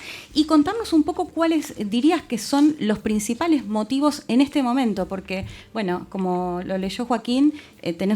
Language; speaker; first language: Spanish; native; Spanish